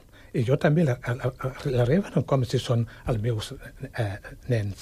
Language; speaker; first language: Catalan; non-native, fluent; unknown